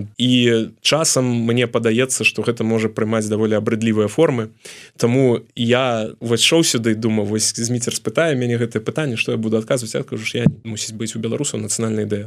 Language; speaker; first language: Belarusian; non-native, local second language; Russian